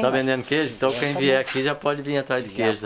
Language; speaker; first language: Portuguese; native; Portuguese